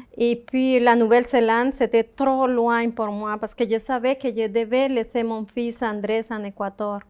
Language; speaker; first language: French; non-native, fluent; Spanish